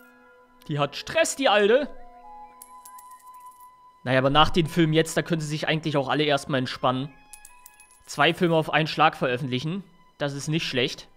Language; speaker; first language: German; native; German